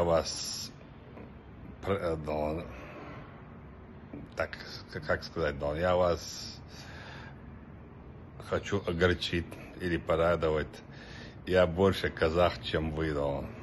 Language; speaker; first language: Russian; non-native, local second language; Chechen